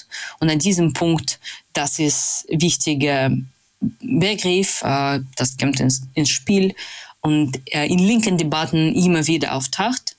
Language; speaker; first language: German; non-native, fluent; Russian